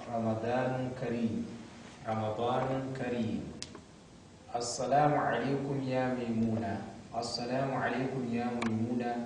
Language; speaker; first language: Arabic; non-native, fluent; Hausa